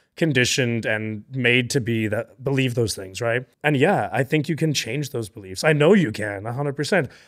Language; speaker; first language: English; native; English